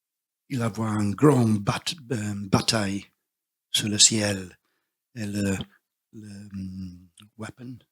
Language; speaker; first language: French; non-native, learner; English